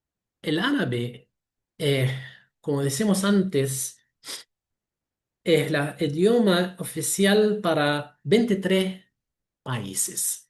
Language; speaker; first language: Spanish; non-native, fluent; Arabic